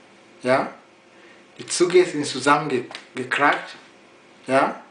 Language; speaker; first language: German; non-native, fluent; Yoruba